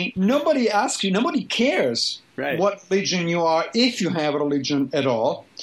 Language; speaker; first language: English; non-native, fluent; Italian